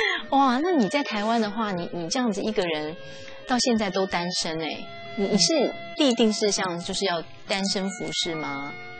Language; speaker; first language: Chinese; native; Chinese